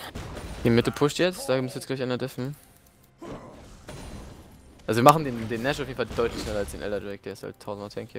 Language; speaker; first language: German; native; German